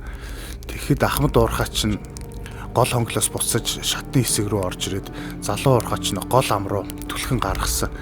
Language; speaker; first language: Mongolian; native; Mongolian